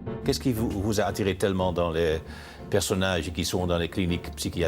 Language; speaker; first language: French; non-native, fluent; Dutch